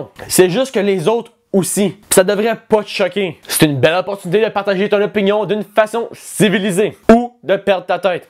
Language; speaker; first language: French; native; French